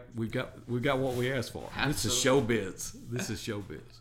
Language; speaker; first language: English; native; English